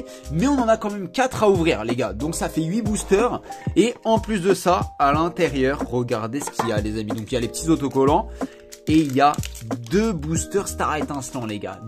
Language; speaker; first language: French; native; French